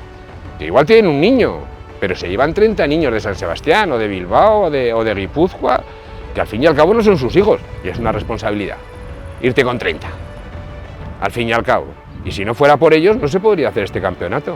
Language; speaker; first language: Spanish; native; Spanish